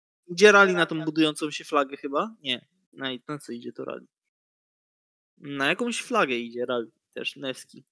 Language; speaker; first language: Polish; native; Polish